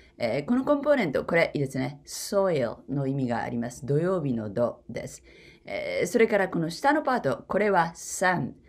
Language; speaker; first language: Japanese; native; Japanese